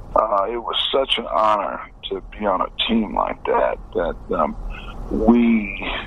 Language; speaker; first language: English; native; English